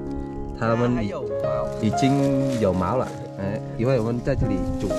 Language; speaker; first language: Chinese; non-native, fluent; Vietnamese